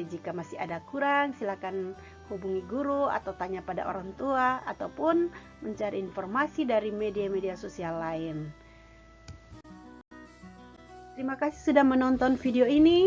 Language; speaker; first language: Indonesian; native; Indonesian